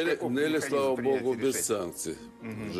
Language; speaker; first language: Russian; native; Russian